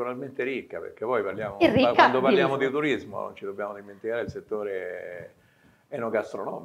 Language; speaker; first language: Italian; native; Italian